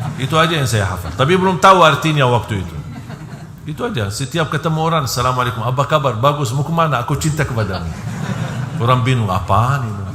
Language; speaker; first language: Indonesian; non-native, fluent; Arabic